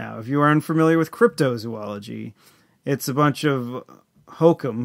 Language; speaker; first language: English; native; English